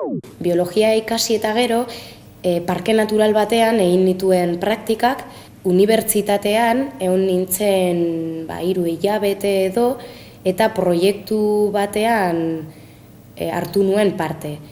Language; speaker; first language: Basque; non-native, local second language; Spanish